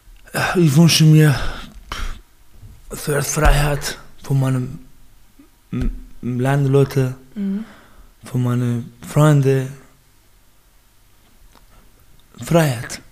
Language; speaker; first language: German; non-native, learner; Baluchi